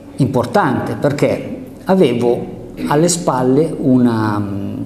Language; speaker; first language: Italian; native; Italian